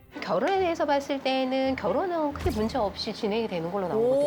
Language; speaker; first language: Korean; native; Korean